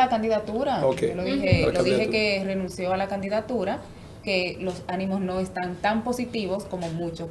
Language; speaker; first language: Spanish; native; Spanish